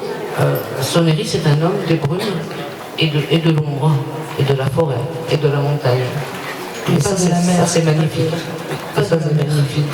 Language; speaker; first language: French; native; French